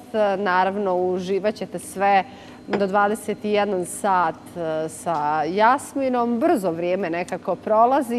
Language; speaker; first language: Bosnian; native; Bosnian